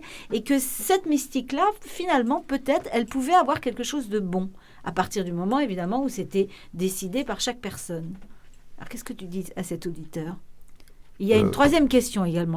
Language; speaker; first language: French; native; French